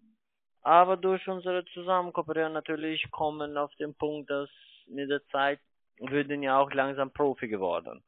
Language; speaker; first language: German; non-native, fluent; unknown